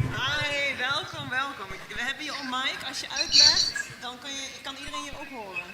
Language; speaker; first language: Dutch; native; Dutch